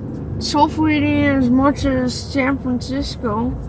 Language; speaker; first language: English; native; English